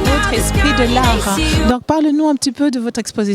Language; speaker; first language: French; native; French